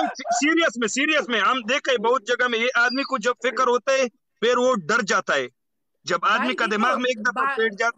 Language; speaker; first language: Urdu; non-native, local second language; Pashto